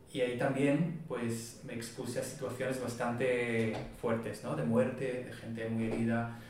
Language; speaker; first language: Spanish; non-native, fluent; Hebrew